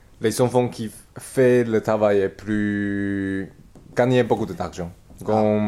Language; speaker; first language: French; non-native, learner; Chinese